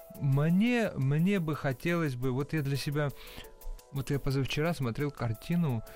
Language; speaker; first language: Russian; early bilingual, other home language; Georgian